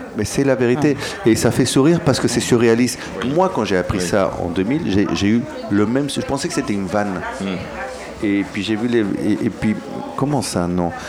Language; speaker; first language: French; early bilingual, other home language; Spanish